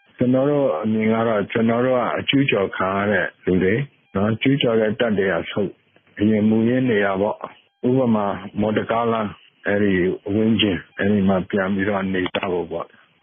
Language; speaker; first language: Burmese; non-native, local second language; Karen languages